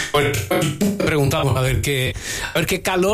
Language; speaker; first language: Spanish; native; Spanish